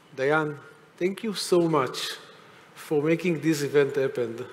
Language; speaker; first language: English; non-native, fluent; Hebrew